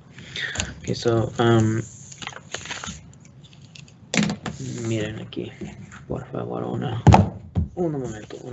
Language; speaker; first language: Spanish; non-native, learner; English